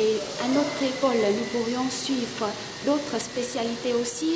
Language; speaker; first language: French; non-native, fluent; Vietnamese